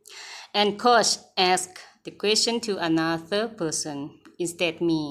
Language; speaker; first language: English; non-native, learner; Thai